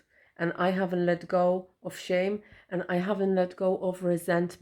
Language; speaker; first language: English; non-native, fluent; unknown